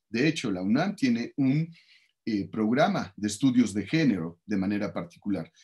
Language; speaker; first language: Spanish; native; Spanish